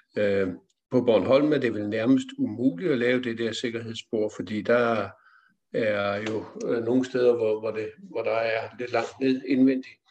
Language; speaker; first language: Danish; native; Danish